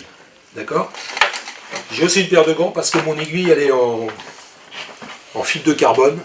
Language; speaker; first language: French; native; French